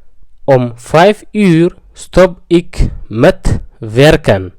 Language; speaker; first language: Dutch; non-native, fluent; Tigrinya